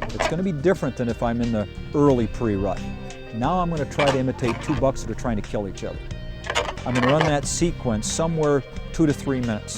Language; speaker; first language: English; native; English